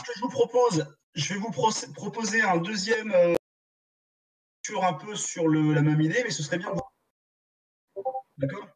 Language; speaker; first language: French; native; French